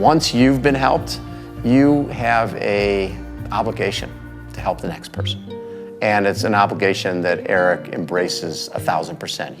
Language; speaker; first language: English; native; English